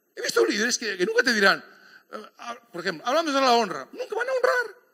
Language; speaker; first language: Spanish; native; Spanish